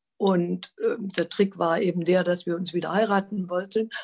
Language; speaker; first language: German; native; German